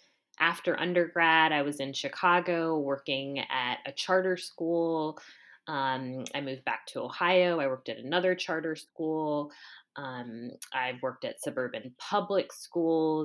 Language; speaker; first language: English; native; English